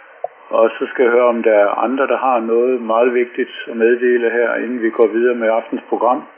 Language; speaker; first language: Danish; native; Danish